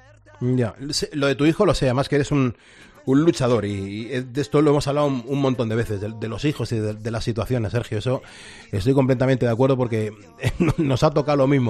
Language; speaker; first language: Spanish; native; Spanish